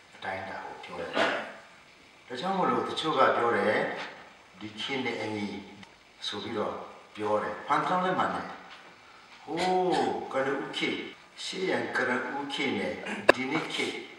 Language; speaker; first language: Burmese; non-native, local second language; Hakha Chin